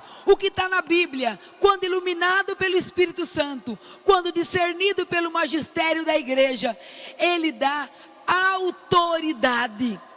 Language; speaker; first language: Portuguese; native; Portuguese